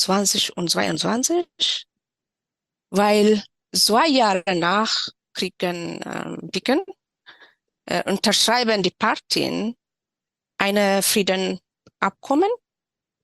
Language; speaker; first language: German; non-native, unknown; Tigrinya